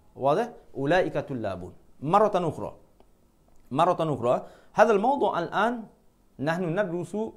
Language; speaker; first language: Arabic; non-native, fluent; Malay